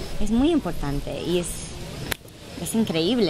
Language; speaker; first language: Spanish; early bilingual, heritage; Spanish